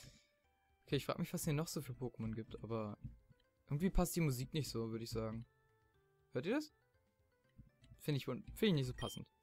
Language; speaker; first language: German; native; German